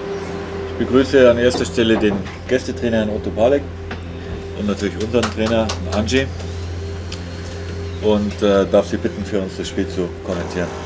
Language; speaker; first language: German; native; German